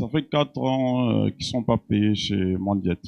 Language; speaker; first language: French; non-native, local second language; Luba-Lulua